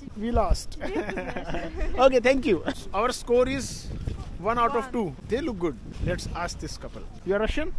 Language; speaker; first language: English; non-native, local second language; Hindi